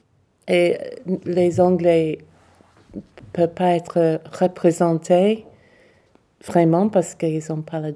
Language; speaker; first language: French; non-native, learner; English